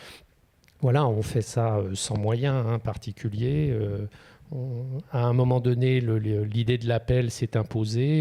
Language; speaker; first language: French; native; French